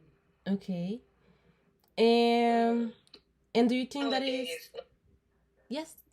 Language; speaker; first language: English; non-native, learner; Spanish